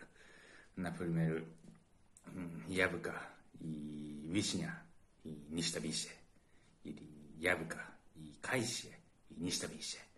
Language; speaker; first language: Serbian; non-native, learner; Japanese